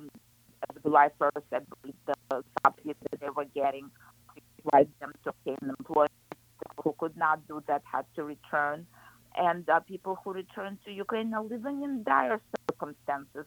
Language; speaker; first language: English; non-native, fluent; Ukrainian